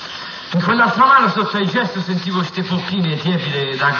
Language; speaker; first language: Italian; native; Italian